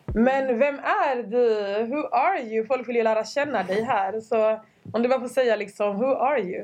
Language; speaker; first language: Swedish; early bilingual, other home language; Rundi